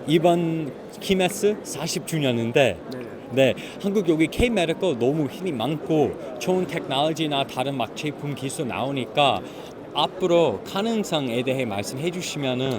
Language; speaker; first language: Korean; non-native, learner; English